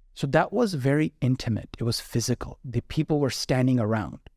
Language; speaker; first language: English; non-native, local second language; Urdu